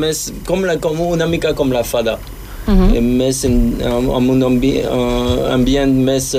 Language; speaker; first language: Catalan; non-native, fluent; English